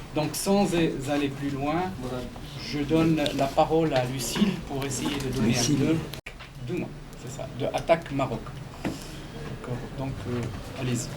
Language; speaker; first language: French; non-native, local second language; Arabic